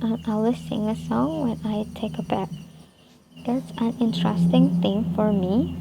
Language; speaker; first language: English; non-native, fluent; Indonesian